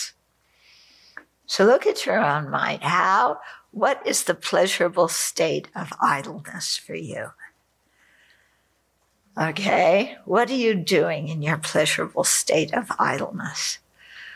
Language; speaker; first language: English; native; English